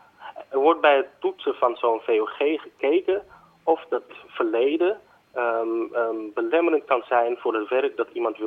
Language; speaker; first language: Dutch; native; Dutch